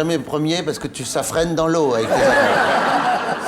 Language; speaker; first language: French; native; French